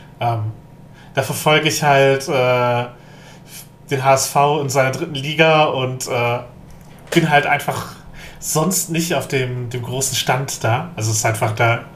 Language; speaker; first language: German; native; German